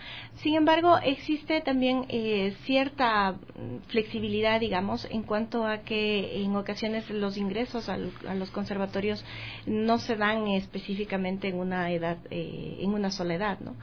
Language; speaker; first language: Spanish; native; Spanish